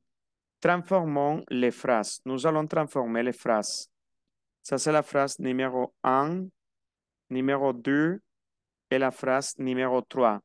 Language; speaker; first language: French; non-native, fluent; Spanish